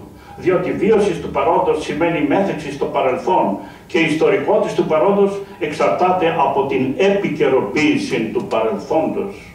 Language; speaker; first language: Greek; native; Greek